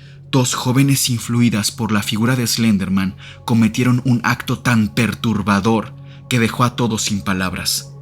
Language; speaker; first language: Spanish; native; Spanish